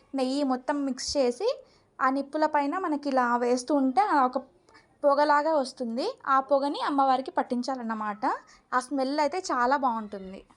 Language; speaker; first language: Telugu; non-native, local second language; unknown